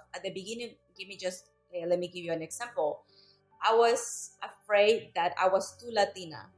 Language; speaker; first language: English; non-native, fluent; Spanish